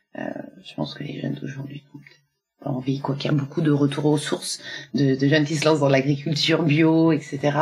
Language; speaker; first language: French; native; French